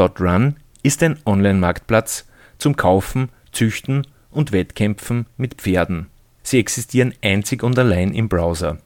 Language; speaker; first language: German; native; German